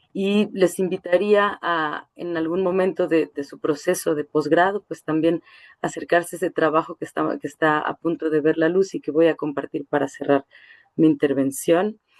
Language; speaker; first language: Spanish; native; Spanish